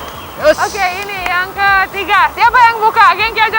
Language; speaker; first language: Indonesian; non-native, fluent; Romanian